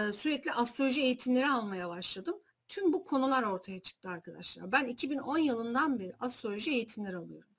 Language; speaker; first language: Turkish; early bilingual, heritage; Turkish